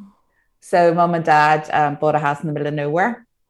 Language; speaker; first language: English; native; English